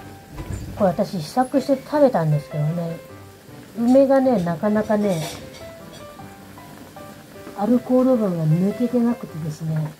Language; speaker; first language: Japanese; native; Japanese